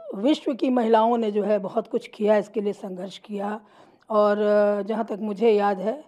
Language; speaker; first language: Hindi; native; Hindi